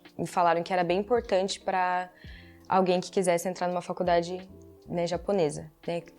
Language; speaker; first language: Portuguese; early bilingual, heritage; Portuguese